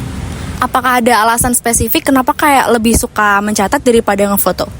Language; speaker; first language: Indonesian; native; Indonesian